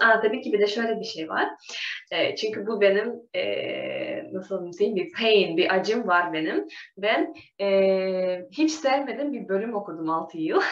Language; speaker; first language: Turkish; non-native, fluent; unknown